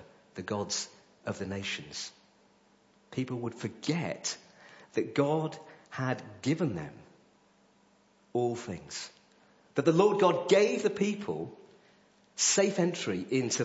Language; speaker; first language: English; native; English